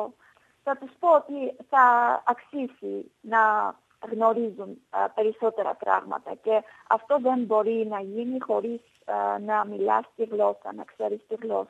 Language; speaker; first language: Greek; non-native, fluent; Armenian